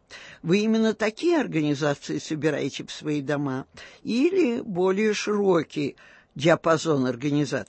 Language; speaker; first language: Russian; native; Russian